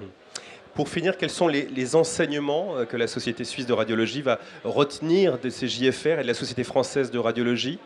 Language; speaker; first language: French; native; French